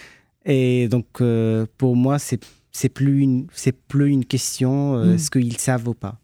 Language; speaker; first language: French; non-native, fluent; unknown